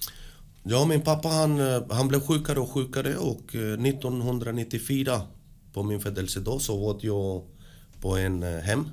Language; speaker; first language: Swedish; early bilingual, other home language; Spanish